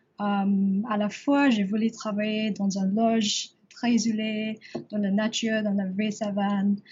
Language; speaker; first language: French; non-native, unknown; English